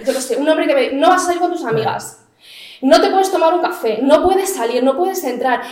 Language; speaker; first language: Spanish; early bilingual, other home language; Arabic